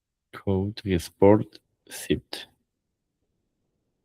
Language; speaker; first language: French; non-native, learner; Spanish